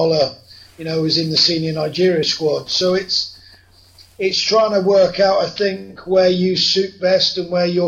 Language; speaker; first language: English; native; English